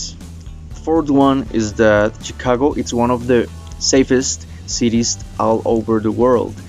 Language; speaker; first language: English; non-native, learner; Spanish